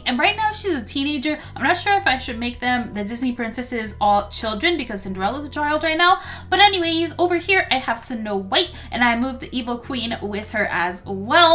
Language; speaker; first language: English; native; English